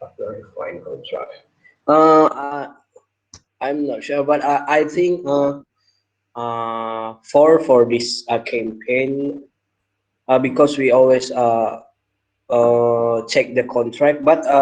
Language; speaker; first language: English; non-native, learner; Indonesian